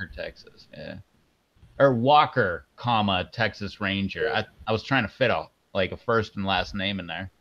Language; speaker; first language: English; native; English